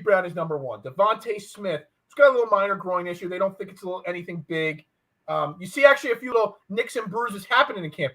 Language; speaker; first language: English; native; English